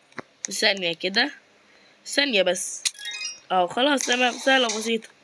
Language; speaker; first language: Arabic; native; Arabic